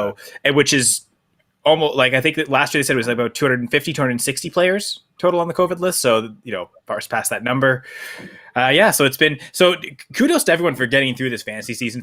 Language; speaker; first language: English; native; English